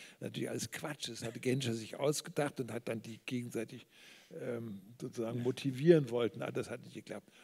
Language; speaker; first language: German; native; German